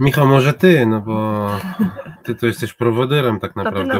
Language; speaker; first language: Polish; non-native, fluent; Hebrew